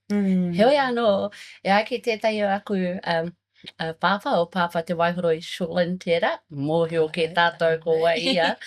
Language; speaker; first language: Māori; non-native, learner; English